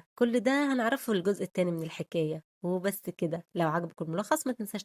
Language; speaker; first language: Arabic; native; Arabic